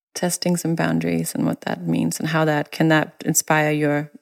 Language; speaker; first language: English; non-native, fluent; Danish